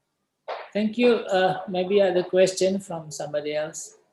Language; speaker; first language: English; non-native, fluent; Indonesian